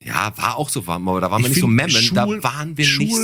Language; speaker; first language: German; native; German